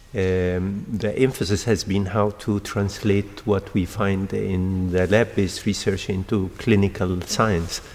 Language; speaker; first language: English; non-native, fluent; Arabic